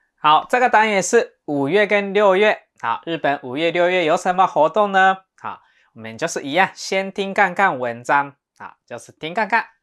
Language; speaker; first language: Chinese; non-native, fluent; Japanese